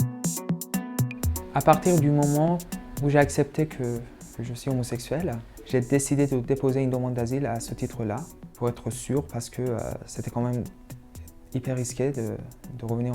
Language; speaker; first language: French; non-native, fluent; Persian